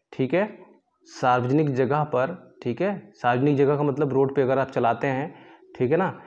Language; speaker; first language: Hindi; native; Hindi